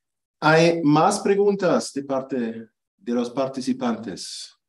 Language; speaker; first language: Spanish; non-native, fluent; German